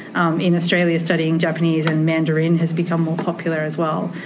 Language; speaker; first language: English; native; English